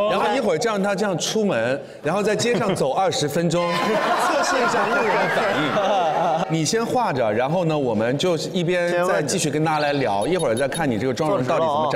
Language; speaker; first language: Chinese; native; Chinese